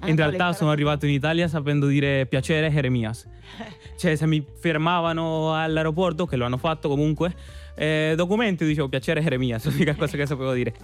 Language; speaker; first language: Italian; non-native, fluent; Spanish